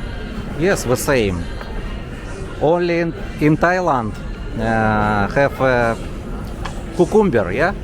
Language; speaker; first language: English; non-native, learner; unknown